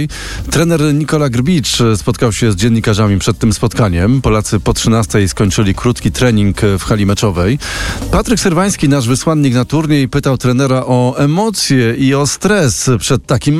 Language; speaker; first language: Polish; native; Polish